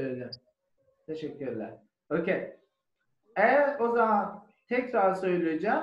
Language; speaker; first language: Turkish; non-native, learner; German